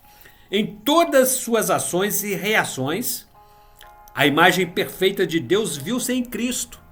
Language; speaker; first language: Portuguese; native; Portuguese